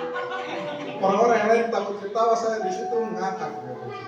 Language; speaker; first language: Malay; non-native, local second language; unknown